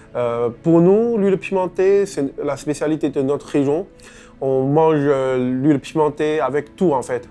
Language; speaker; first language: French; non-native, fluent; Chinese